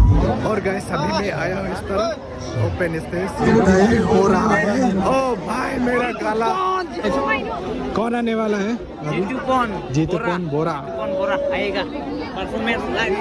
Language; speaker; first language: Hindi; non-native, local second language; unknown